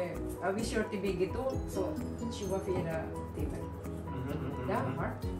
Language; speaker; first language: Norwegian; non-native, fluent; Filipino